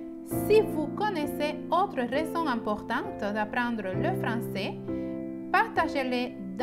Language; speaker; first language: French; non-native, fluent; Spanish